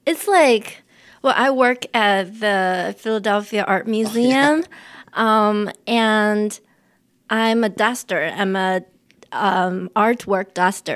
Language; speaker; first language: English; non-native, fluent; Chinese